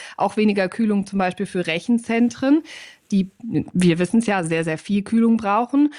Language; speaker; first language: German; native; German